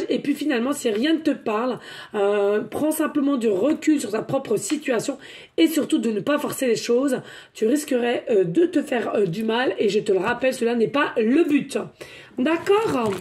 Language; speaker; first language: French; native; French